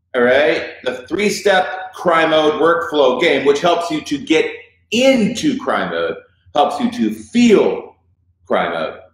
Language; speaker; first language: English; native; English